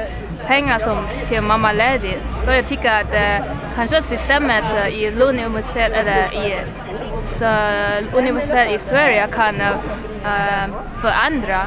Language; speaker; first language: Swedish; non-native, learner; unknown